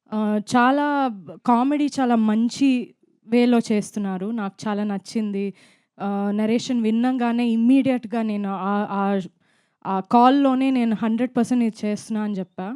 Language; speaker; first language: Telugu; non-native, fluent; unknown